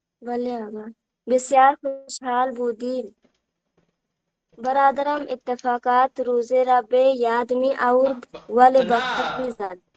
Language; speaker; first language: Persian; non-native, learner; Urdu